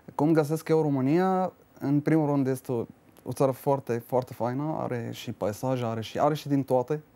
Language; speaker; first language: Romanian; non-native, fluent; Arabic